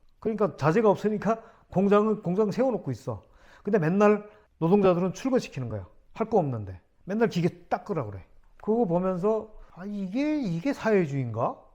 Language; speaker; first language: Korean; native; Korean